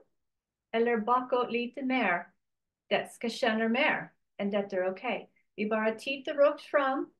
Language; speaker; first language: Swedish; non-native, learner; English